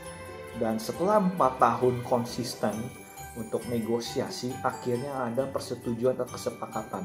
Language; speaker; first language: Indonesian; native; Indonesian